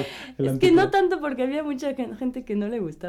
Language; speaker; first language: Spanish; native; Spanish